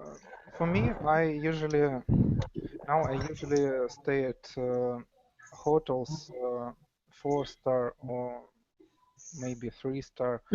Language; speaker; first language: English; non-native, learner; Russian